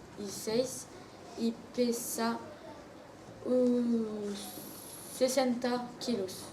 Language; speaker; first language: Spanish; non-native, learner; French